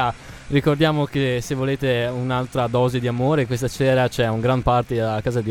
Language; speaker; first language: Italian; native; Italian